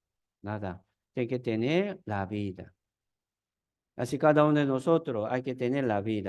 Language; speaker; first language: Spanish; non-native, fluent; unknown